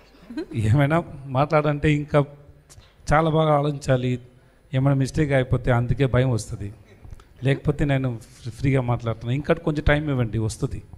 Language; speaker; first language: Telugu; non-native, learner; Tamil